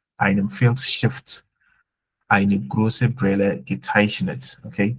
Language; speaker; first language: German; non-native, fluent; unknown